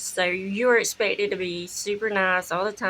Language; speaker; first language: English; native; English